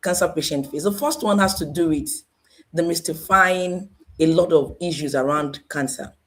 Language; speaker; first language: English; non-native, local second language; Yoruba